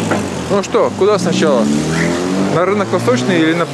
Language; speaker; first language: Russian; native; Russian